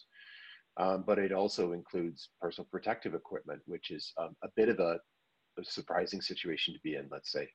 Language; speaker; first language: English; native; English